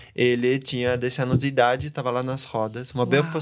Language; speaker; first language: Portuguese; non-native, fluent; French